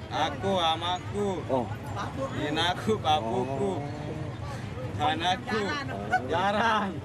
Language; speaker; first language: Indonesian; non-native, local second language; Sasak